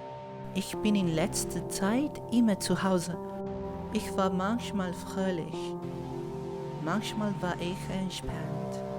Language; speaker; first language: German; non-native, learner; Spanish